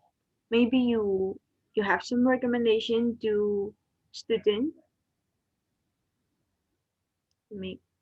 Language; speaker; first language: English; non-native, learner; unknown